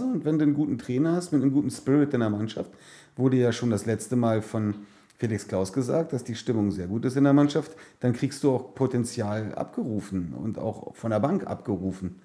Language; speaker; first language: German; native; German